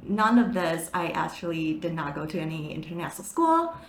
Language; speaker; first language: English; non-native, fluent; Chinese